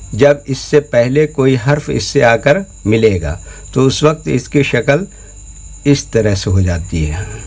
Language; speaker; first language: Hindi; native; Hindi